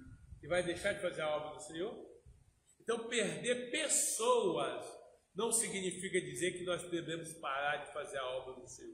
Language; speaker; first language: Portuguese; native; Portuguese